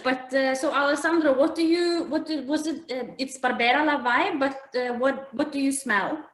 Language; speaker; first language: English; non-native, fluent; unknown